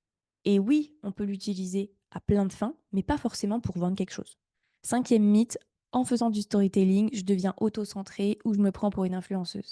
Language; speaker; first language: French; native; French